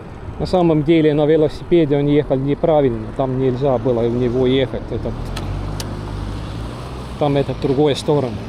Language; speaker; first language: Russian; non-native, learner; Estonian